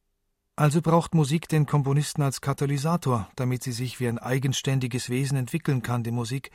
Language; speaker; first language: German; native; German